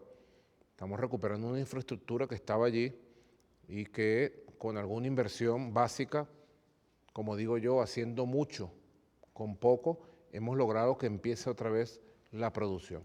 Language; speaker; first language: Spanish; native; Spanish